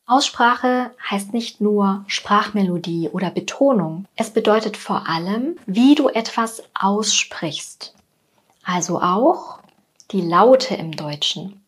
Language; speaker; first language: German; native; German